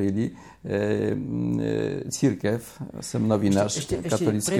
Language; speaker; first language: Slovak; non-native, learner; Polish